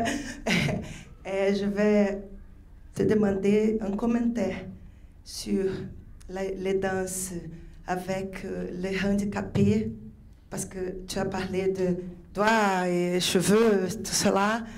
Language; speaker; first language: French; non-native, learner; Portuguese